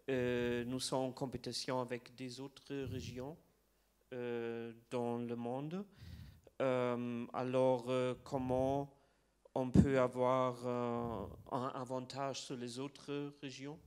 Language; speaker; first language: French; non-native, fluent; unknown